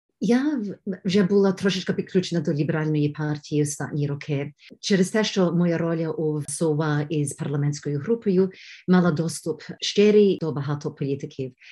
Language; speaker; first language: Ukrainian; early bilingual, heritage; Ukrainian